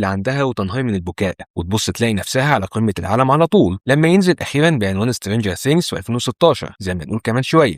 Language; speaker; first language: Arabic; native; Arabic